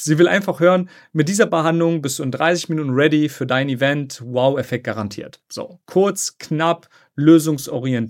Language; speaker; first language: German; native; German